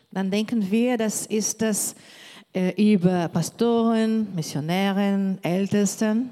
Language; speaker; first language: German; non-native, learner; Portuguese